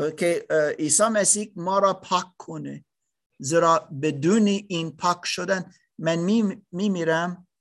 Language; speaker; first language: Persian; non-native, learner; German